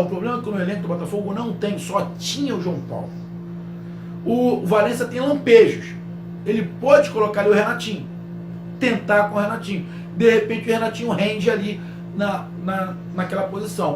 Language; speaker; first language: Portuguese; native; Portuguese